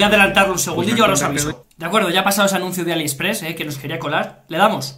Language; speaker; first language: Spanish; native; Spanish